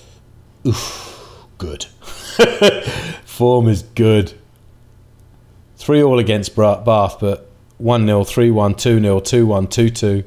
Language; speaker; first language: English; native; English